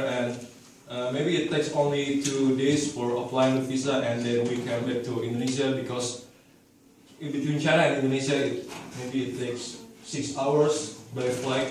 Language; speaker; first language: English; non-native, learner; Indonesian